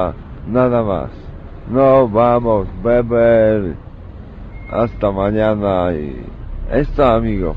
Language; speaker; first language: Spanish; non-native, learner; Polish